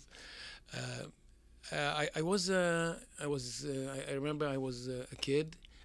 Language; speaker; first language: English; non-native, fluent; Arabic